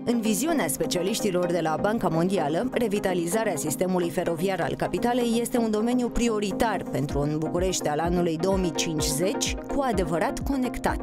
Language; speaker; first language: Romanian; native; Romanian